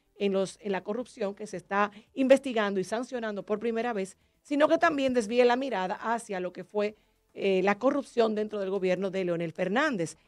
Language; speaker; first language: Spanish; native; Spanish